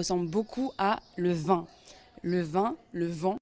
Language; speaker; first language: French; native; French